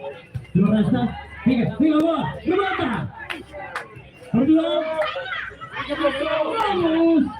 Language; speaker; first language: Portuguese; non-native, local second language; Tetum